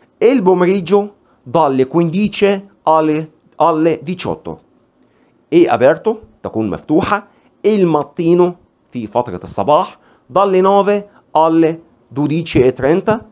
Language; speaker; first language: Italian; non-native, fluent; Arabic